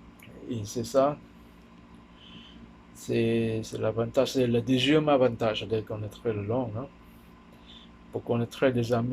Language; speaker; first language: French; non-native, learner; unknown